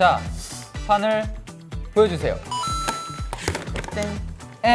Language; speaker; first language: Korean; native; Korean